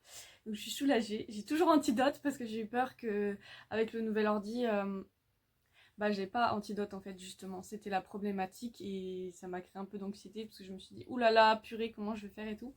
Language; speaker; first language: French; native; French